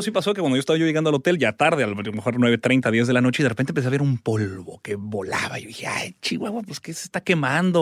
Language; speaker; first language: Spanish; native; Spanish